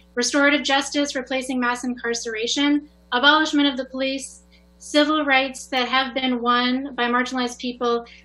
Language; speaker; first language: English; native; English